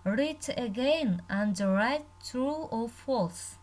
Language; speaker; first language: English; non-native, learner; Kazakh